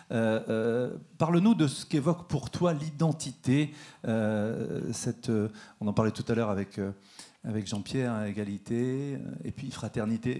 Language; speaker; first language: French; native; French